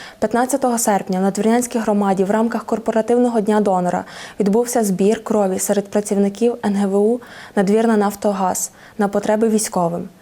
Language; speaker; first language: Ukrainian; native; Ukrainian